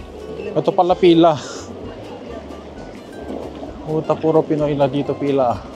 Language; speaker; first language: Filipino; non-native, learner; Korean